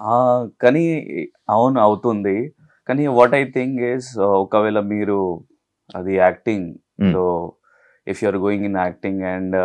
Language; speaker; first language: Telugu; non-native, local second language; Hindi